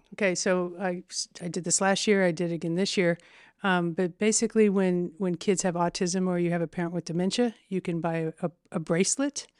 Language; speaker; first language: English; native; English